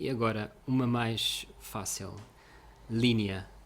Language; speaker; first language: Portuguese; non-native, fluent; Russian